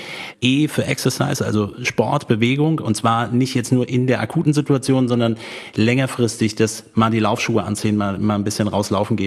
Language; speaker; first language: German; native; German